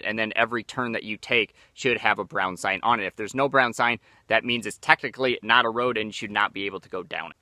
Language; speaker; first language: English; native; English